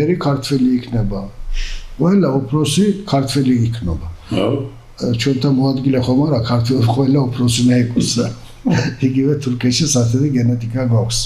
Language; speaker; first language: Georgian; early bilingual, heritage; Georgian